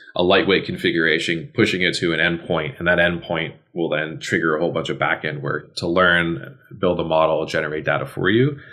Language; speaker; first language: English; native; English